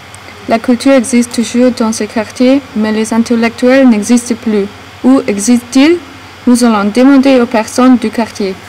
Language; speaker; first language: French; non-native, learner; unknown